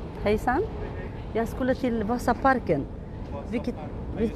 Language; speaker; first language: Swedish; non-native, learner; Tigrinya